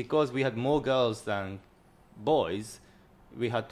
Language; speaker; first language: English; non-native, fluent; Japanese